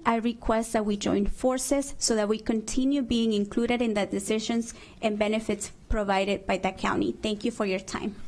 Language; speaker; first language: English; non-native, fluent; Spanish